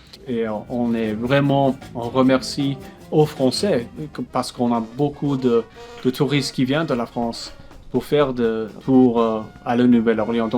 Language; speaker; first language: French; non-native, local second language; English